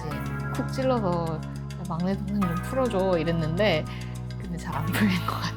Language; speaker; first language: Korean; native; Korean